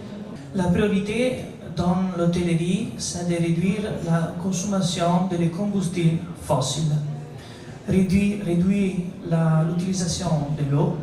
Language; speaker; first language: French; non-native, learner; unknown